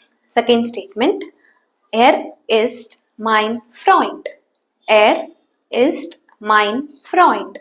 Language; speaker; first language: German; non-native, learner; Tamil